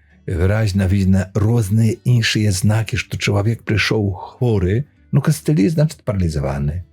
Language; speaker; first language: Polish; non-native, learner; Belarusian